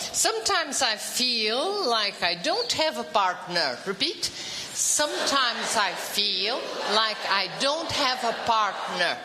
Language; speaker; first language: English; non-native, fluent; Portuguese